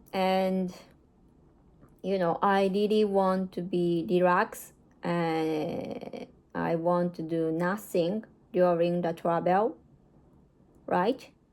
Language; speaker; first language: English; non-native, learner; Japanese